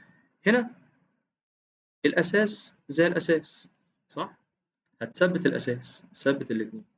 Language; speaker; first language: Arabic; native; Arabic